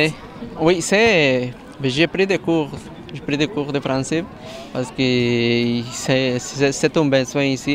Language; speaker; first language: French; non-native, learner; Spanish